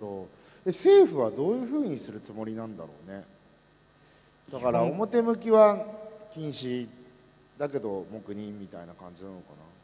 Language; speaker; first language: Japanese; native; Japanese